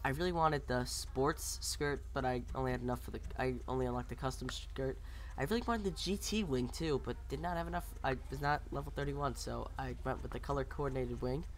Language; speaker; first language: English; native; English